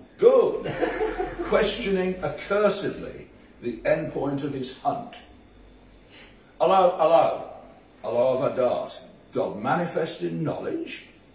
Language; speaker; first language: English; native; English